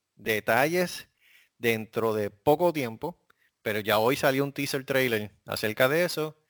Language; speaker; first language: Spanish; native; Spanish